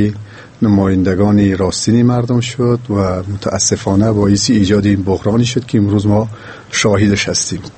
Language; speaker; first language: Persian; native; Persian